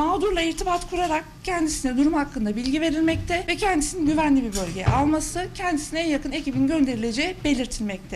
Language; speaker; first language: Turkish; native; Turkish